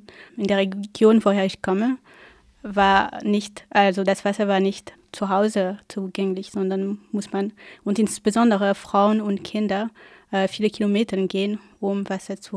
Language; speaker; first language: German; non-native, fluent; French